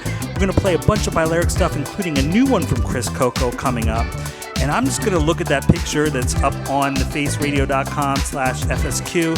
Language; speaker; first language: English; native; English